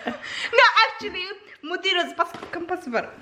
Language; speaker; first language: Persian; early bilingual, heritage; Persian